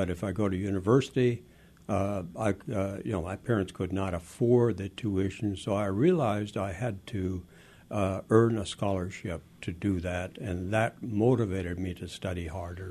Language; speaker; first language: English; early bilingual, other home language; Western Frisian